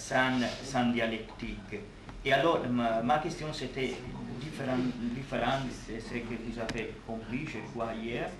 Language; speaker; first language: French; non-native, fluent; Italian